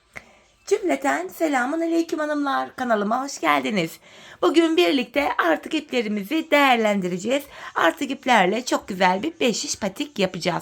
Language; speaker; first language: Turkish; native; Turkish